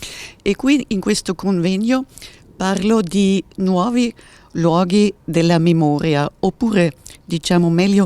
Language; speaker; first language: Italian; non-native, fluent; German